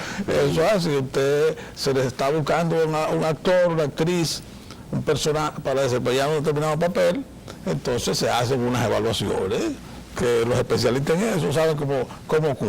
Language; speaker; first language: Spanish; native; Spanish